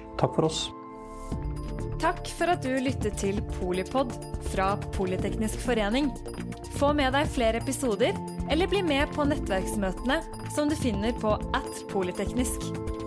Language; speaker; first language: Norwegian; native; Norwegian